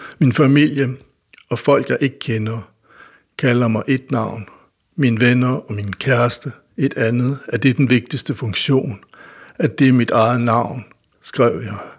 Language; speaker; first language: Danish; native; Danish